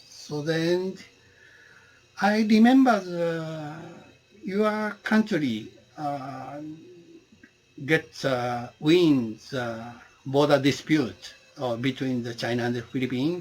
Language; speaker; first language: English; non-native, learner; Japanese